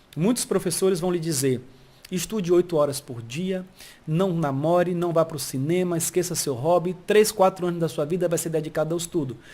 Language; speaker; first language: Portuguese; early bilingual, heritage; Portuguese